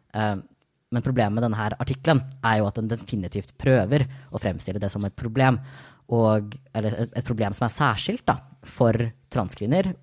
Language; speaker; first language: Norwegian; native; Norwegian